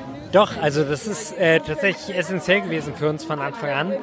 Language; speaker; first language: German; native; German